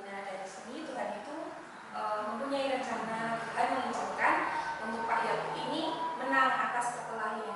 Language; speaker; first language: Indonesian; native; Indonesian